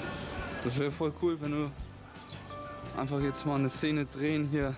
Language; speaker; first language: German; native; German